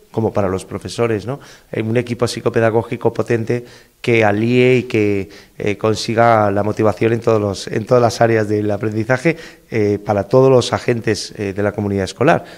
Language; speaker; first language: Spanish; native; Spanish